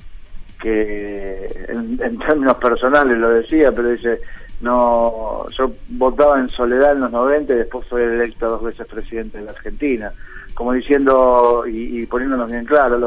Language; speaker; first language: Spanish; native; Spanish